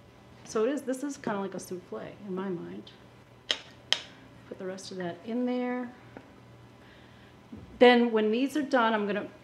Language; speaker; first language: English; native; English